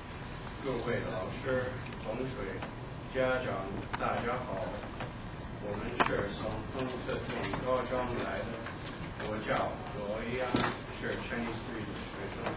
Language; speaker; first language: Chinese; non-native, learner; English